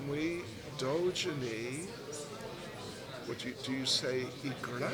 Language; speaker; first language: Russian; non-native, learner; English